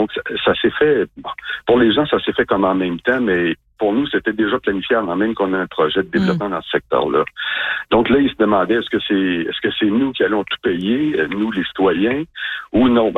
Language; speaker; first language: French; native; French